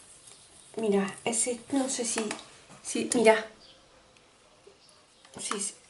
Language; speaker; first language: Spanish; native; Spanish